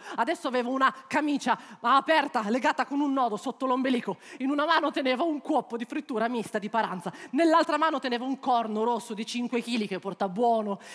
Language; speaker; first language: Italian; native; Italian